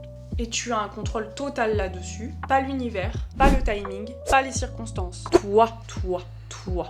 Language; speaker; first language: French; native; French